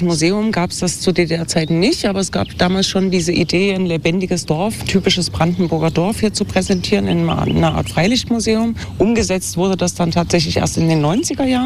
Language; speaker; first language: German; native; German